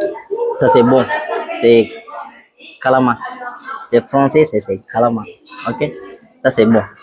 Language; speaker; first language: French; non-native, learner; Tamil